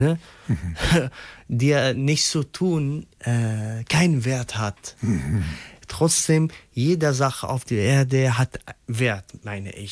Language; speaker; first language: German; non-native, local second language; Arabic